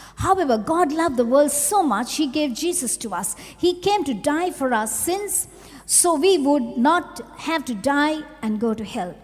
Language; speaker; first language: English; non-native, local second language; Sinhala